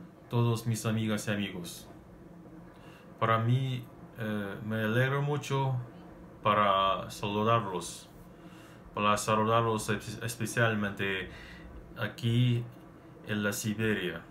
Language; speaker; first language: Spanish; non-native, learner; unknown